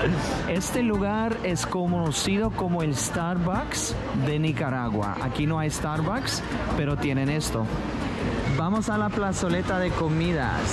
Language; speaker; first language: Spanish; non-native, fluent; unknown